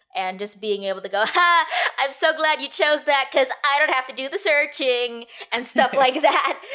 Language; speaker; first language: English; native; English